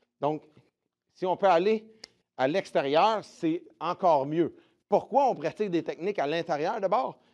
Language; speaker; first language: French; native; French